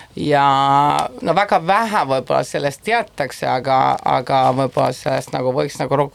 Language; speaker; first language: Estonian; non-native, fluent; Italian